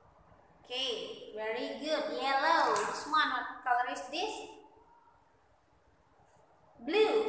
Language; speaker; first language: English; non-native, learner; Indonesian